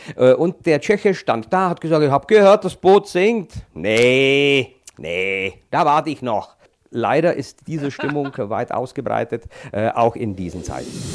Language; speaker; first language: German; non-native, fluent; Czech